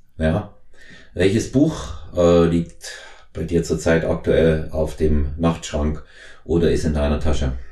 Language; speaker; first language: German; native; German